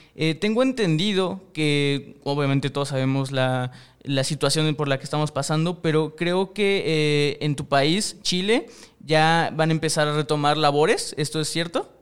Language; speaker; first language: Spanish; native; Spanish